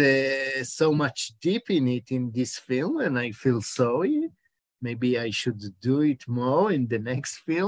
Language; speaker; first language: English; non-native, fluent; Hebrew